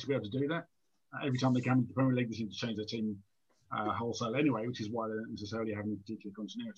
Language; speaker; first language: English; native; English